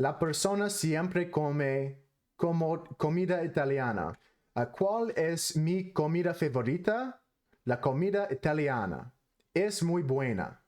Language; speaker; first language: Spanish; non-native, learner; English